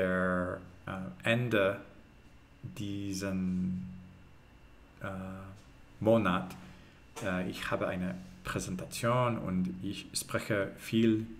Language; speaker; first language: German; non-native, learner; English